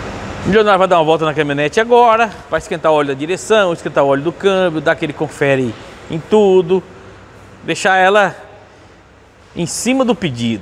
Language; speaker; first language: Portuguese; native; Portuguese